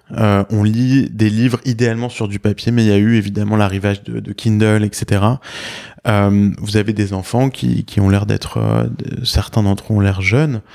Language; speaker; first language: French; native; French